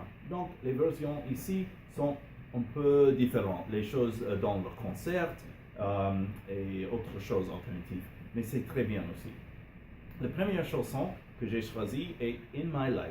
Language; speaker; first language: French; non-native, learner; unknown